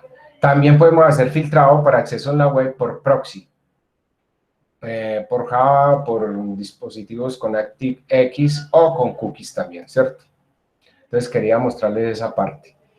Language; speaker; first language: Spanish; native; Spanish